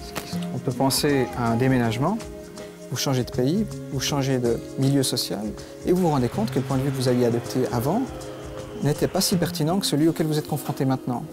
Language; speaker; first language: French; native; French